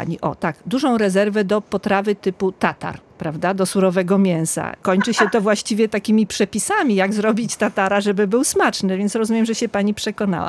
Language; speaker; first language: Polish; native; Polish